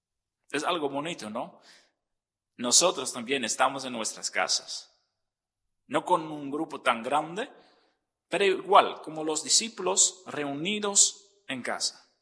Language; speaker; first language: Spanish; non-native, fluent; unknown